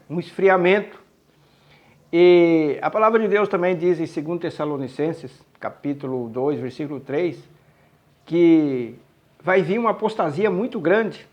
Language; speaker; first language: Portuguese; native; Portuguese